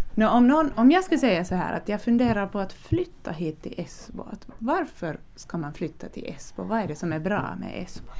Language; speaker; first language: Swedish; native; Swedish